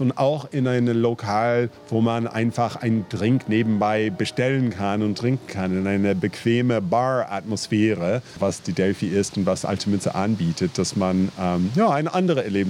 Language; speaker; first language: German; non-native, fluent; English